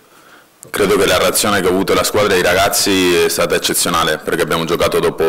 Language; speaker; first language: Italian; native; Italian